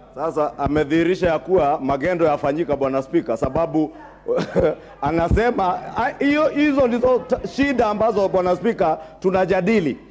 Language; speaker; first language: Swahili; non-native, local second language; Kikuyu